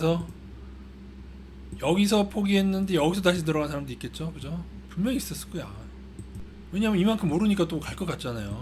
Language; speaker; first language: Korean; native; Korean